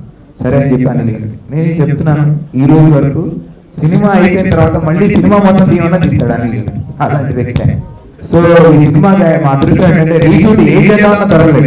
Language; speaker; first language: Telugu; native; Telugu